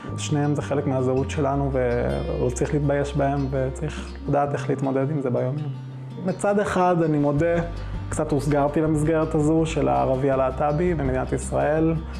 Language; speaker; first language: Hebrew; non-native, local second language; Arabic